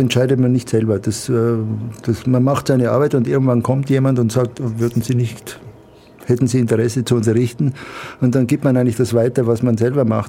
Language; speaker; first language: German; native; German